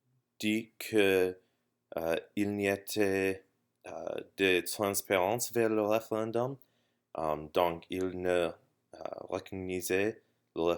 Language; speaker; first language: French; non-native, learner; English